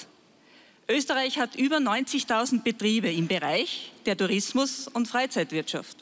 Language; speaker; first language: German; native; German